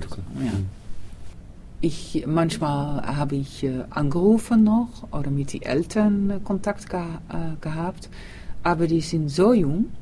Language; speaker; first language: German; non-native, learner; Dutch